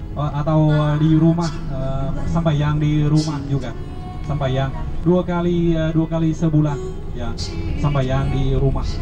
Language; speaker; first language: Indonesian; non-native, learner; Vietnamese